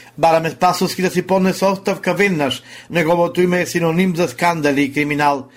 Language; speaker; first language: Macedonian; native; Macedonian